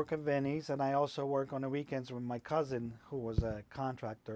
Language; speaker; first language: English; non-native, fluent; Polish